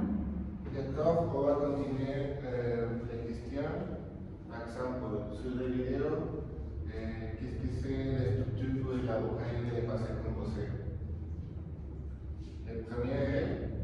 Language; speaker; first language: French; non-native, learner; Spanish